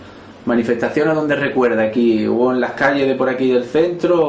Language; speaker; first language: Spanish; native; Spanish